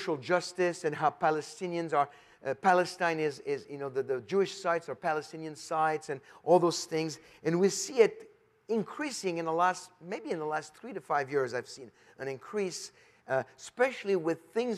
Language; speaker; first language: English; non-native, fluent; French